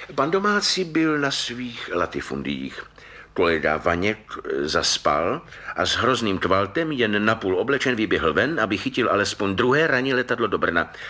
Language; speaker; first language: Czech; native; Czech